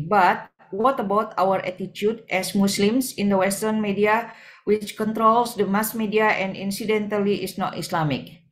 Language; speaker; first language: English; non-native, fluent; Indonesian